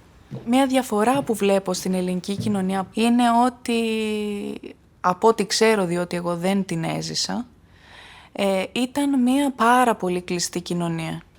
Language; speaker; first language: Greek; early bilingual, other home language; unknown